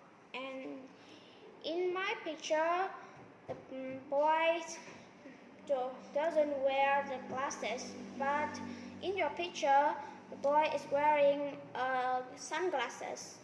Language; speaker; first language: English; non-native, learner; Vietnamese